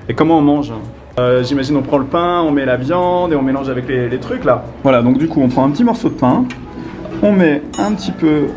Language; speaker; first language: French; native; French